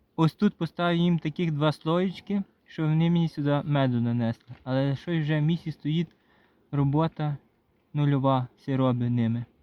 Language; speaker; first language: Ukrainian; native; Ukrainian